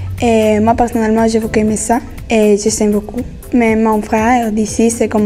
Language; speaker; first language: French; non-native, fluent; Spanish